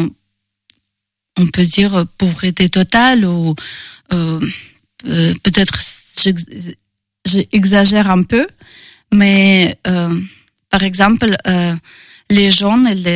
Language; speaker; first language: French; non-native, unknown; Russian